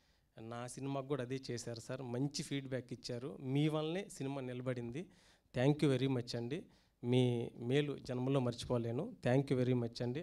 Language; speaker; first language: Telugu; native; Telugu